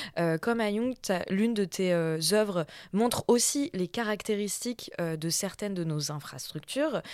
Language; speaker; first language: French; native; French